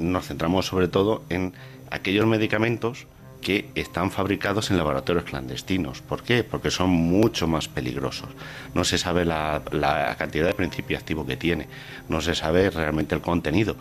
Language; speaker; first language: Spanish; native; Spanish